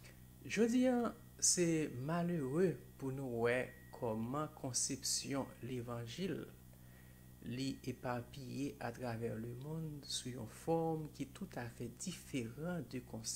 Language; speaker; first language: French; non-native, local second language; Haitian Creole